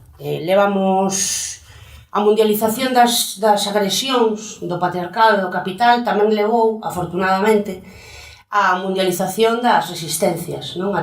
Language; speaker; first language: Galician; early bilingual, other home language; Spanish